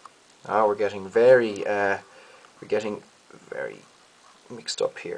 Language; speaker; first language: English; native; English